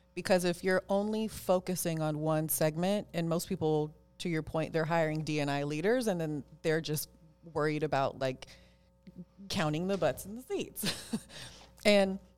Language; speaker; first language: English; native; English